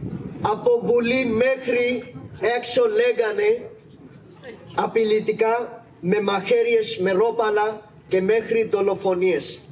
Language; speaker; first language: Greek; non-native, learner; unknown